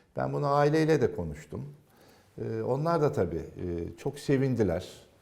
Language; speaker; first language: Turkish; native; Turkish